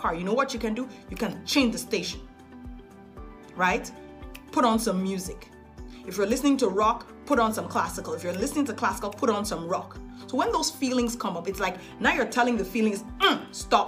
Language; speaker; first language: English; native; English